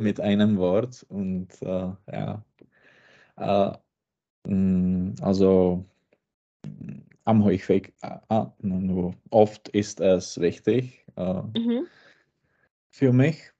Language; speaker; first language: German; non-native, learner; Czech